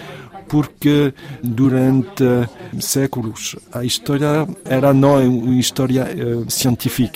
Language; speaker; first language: Portuguese; non-native, fluent; French